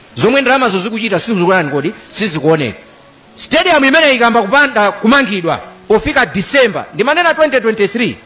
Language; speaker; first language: Nyanja; native; Nyanja